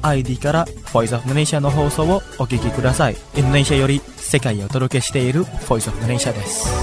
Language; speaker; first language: Japanese; non-native, fluent; Indonesian